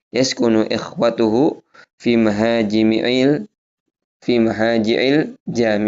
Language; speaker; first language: Arabic; non-native, fluent; Indonesian